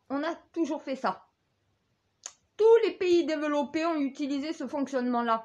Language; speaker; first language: French; native; French